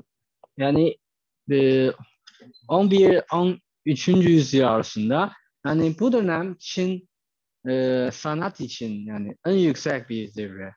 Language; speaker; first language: Turkish; non-native, fluent; Chinese